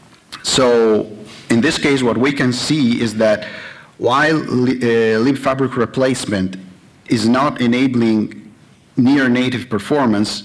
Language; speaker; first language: English; non-native, fluent; Italian